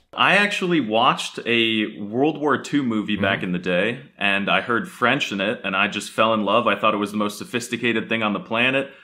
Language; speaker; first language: English; native; English